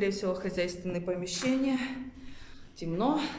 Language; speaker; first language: Russian; native; Russian